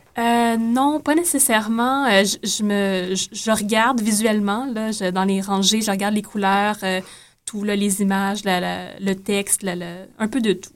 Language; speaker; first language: French; native; French